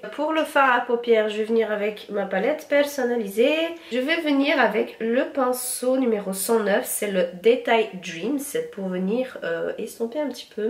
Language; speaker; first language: French; native; French